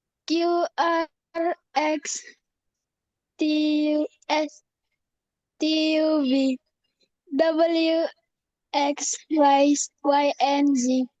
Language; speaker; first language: English; non-native, learner; Indonesian